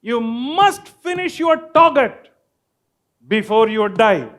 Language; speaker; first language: English; non-native, local second language; Tamil